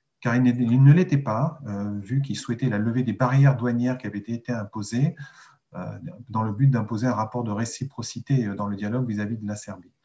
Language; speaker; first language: French; native; French